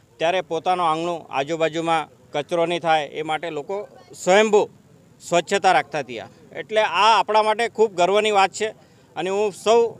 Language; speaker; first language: Gujarati; native; Gujarati